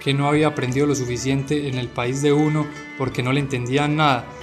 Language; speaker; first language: Spanish; native; Spanish